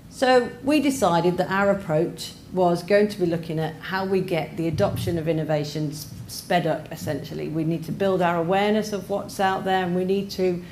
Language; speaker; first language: English; native; English